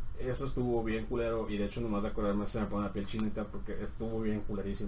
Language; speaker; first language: Spanish; native; Spanish